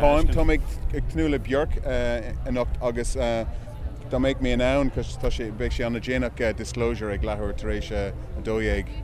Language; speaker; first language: Irish; non-native, local second language; English